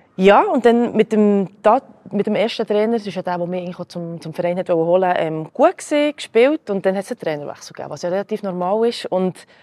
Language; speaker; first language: German; early bilingual, other home language; Croatian